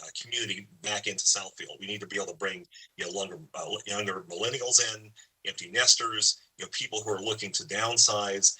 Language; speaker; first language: English; native; English